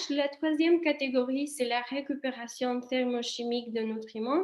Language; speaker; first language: French; non-native, fluent; Italian